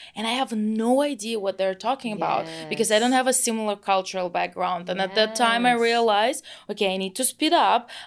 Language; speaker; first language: English; non-native, fluent; Russian